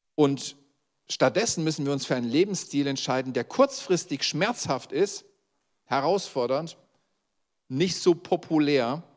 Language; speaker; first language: German; native; German